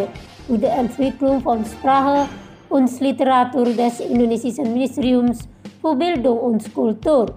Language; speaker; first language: German; non-native, fluent; Indonesian